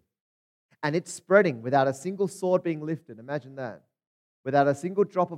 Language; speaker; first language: English; native; English